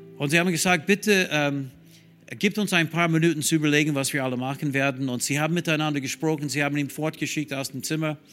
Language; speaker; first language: German; non-native, fluent; English